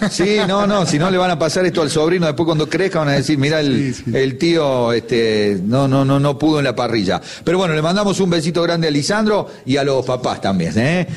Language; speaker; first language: Spanish; native; Spanish